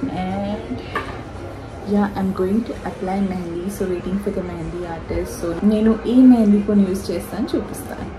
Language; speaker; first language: Telugu; non-native, local second language; Urdu